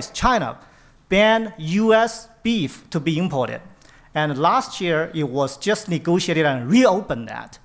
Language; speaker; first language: English; non-native, fluent; Chinese